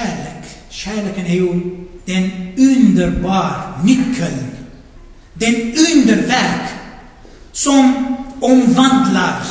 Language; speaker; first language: Swedish; non-native, fluent; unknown